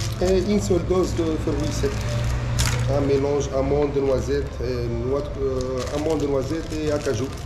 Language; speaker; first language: French; non-native, local second language; Arabic